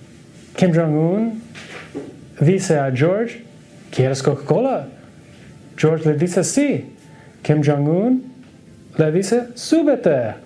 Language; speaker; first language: Spanish; non-native, learner; English